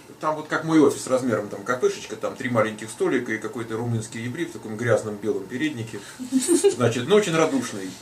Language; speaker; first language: Russian; native; Russian